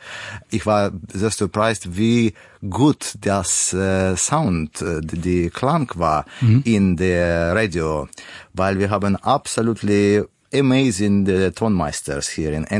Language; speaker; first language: German; non-native, learner; Russian